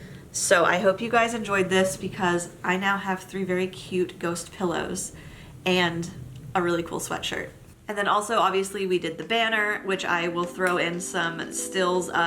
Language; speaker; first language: English; native; English